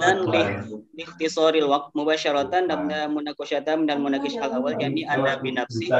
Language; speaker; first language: Arabic; non-native, learner; Indonesian